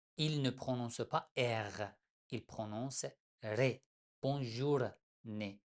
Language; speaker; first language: French; non-native, fluent; Persian